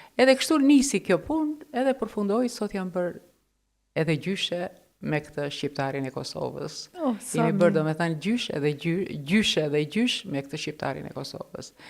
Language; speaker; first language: Albanian; native; Albanian